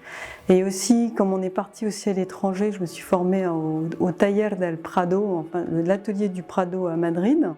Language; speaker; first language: French; native; French